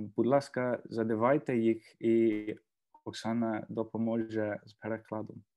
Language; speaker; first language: Ukrainian; non-native, fluent; English